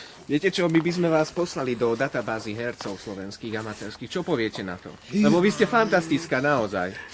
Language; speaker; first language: Slovak; native; Slovak